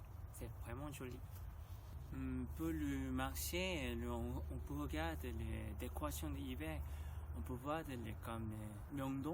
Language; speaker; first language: French; non-native, learner; Korean